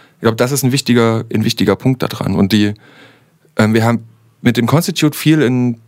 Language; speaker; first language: German; native; German